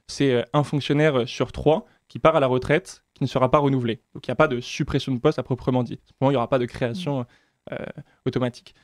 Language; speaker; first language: French; native; French